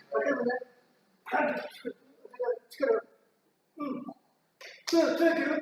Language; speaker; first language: Japanese; native; Japanese